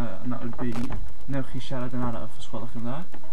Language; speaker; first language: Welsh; non-native, local second language; English